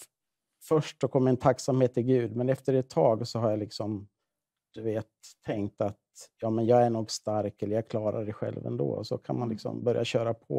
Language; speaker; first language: Swedish; native; Swedish